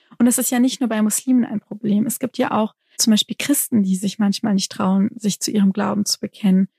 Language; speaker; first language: German; native; German